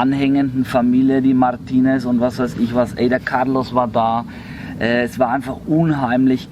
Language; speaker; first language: German; native; German